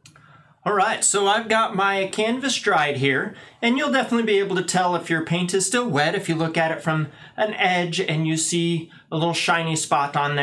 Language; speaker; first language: English; native; English